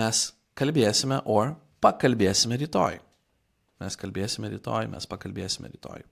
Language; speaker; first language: Lithuanian; non-native, fluent; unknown